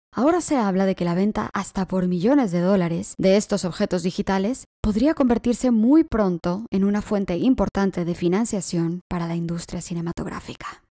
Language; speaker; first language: Spanish; native; Spanish